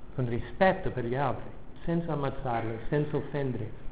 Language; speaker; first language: Italian; non-native, fluent; English